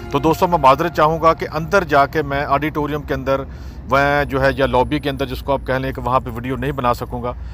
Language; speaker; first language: Urdu; native; Urdu